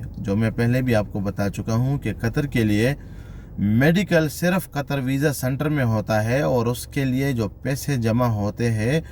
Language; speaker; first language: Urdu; non-native, local second language; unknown